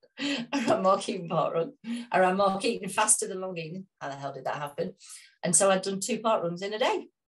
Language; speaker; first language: English; native; English